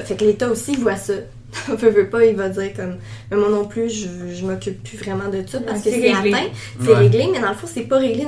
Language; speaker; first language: French; native; French